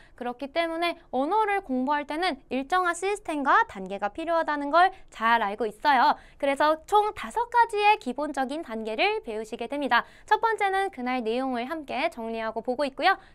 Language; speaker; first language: Korean; native; Korean